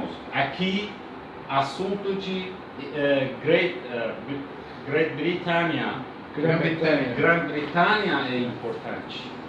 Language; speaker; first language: Portuguese; non-native, learner; Persian